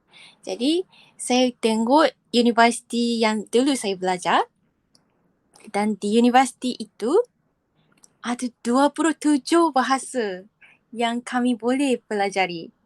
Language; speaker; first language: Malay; non-native, fluent; Japanese